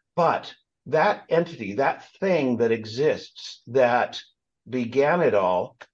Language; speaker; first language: English; native; English